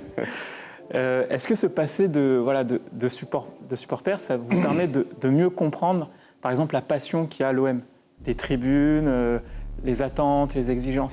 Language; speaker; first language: French; native; French